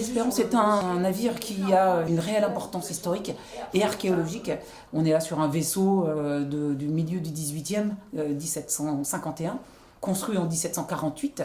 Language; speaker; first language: French; native; French